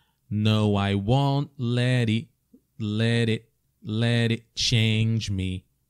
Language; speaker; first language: English; non-native, fluent; Portuguese